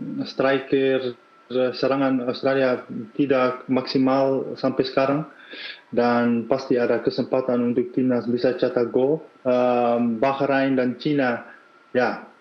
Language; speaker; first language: Indonesian; non-native, fluent; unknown